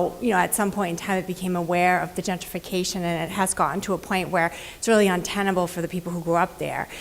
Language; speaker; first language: English; native; English